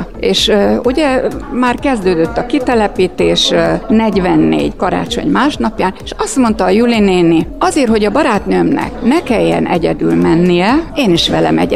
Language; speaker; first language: Hungarian; native; Hungarian